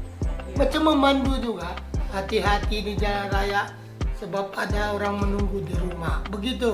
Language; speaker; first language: Indonesian; non-native, fluent; Filipino